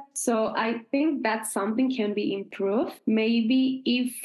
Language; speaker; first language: English; non-native, fluent; Spanish